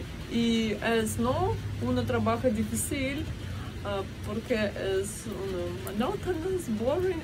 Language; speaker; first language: Spanish; non-native, learner; Russian